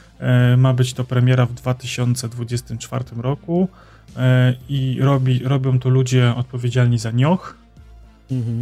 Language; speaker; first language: Polish; native; Polish